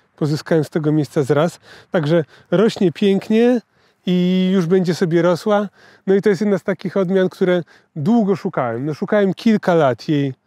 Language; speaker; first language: Polish; native; Polish